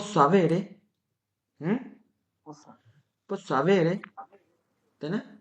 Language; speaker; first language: Italian; non-native, fluent; Bangla